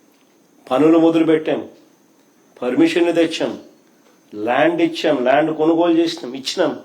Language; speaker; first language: Telugu; native; Telugu